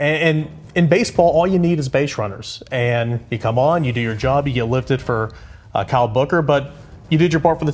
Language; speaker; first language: English; native; English